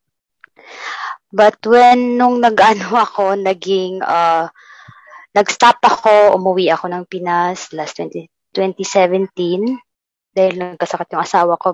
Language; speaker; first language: English; non-native, local second language; Cebuano